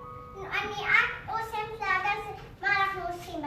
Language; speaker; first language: Hebrew; early bilingual, heritage; Hebrew